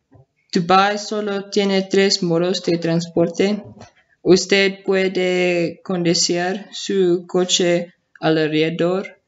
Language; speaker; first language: Spanish; non-native, learner; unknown